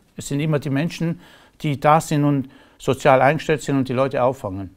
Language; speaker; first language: German; non-native, fluent; Romanian